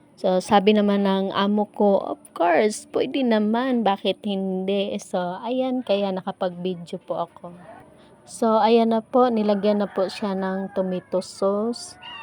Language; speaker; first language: Filipino; non-native, local second language; Cebuano